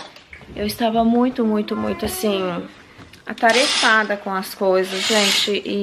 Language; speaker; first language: Portuguese; native; Portuguese